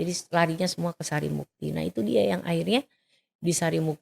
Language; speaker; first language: Indonesian; native; Indonesian